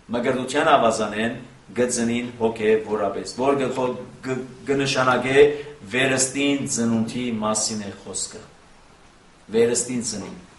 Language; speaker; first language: Armenian; native; Armenian